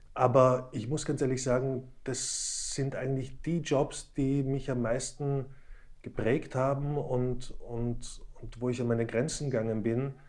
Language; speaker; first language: German; early bilingual, other home language; Slovak